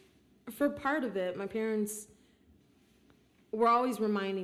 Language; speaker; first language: English; early bilingual, other home language; Haitian Creole